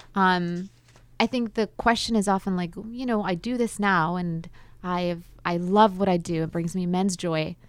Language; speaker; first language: English; non-native, fluent; German